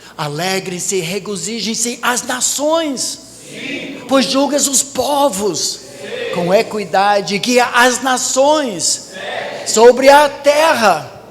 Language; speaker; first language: Portuguese; non-native, fluent; English